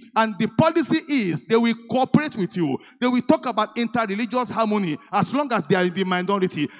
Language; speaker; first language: English; non-native, local second language; Yoruba